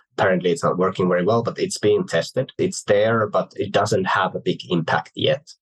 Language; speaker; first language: English; non-native, fluent; Finnish